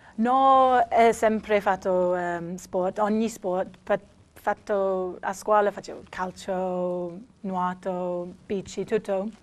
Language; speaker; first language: Italian; non-native, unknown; English